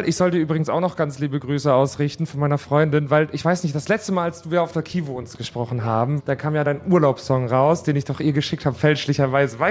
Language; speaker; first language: German; native; German